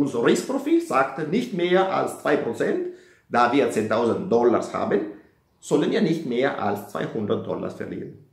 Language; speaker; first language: German; non-native, fluent; Italian